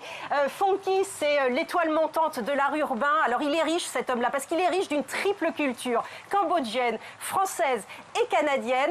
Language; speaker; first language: French; native; French